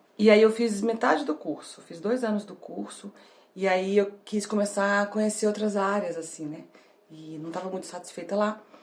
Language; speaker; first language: Portuguese; native; Portuguese